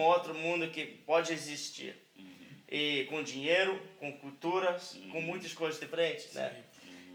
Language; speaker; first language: Portuguese; non-native, learner; English